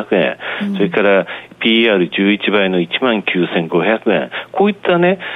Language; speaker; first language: Japanese; native; Japanese